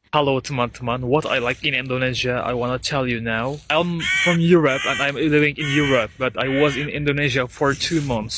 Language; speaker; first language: English; non-native, fluent; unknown